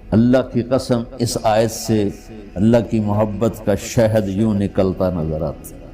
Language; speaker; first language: Urdu; non-native, local second language; Punjabi